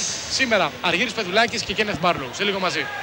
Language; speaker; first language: Greek; native; Greek